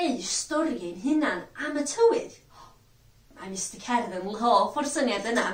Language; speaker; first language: Welsh; native; Welsh